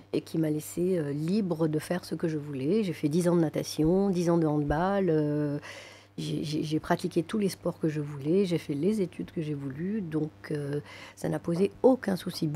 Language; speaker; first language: French; non-native, local second language; Arabic